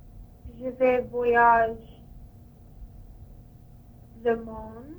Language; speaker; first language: French; non-native, learner; English